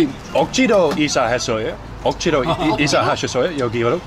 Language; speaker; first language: Korean; non-native, learner; Dutch